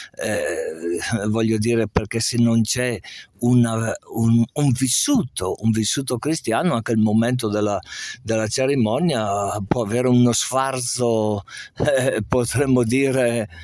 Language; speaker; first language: Italian; native; Italian